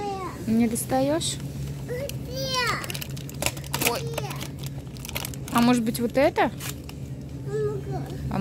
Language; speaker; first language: Russian; native; Russian